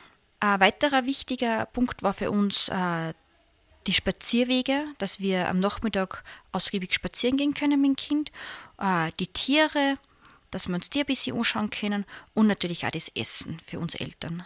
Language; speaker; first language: German; native; German